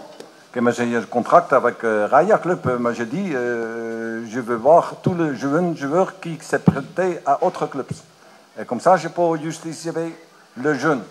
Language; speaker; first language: French; non-native, learner; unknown